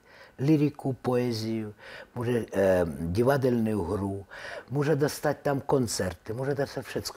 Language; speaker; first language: Czech; non-native, learner; Russian